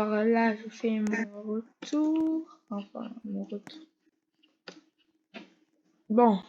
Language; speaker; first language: French; native; French